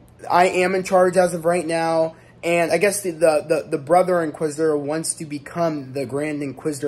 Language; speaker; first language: English; native; English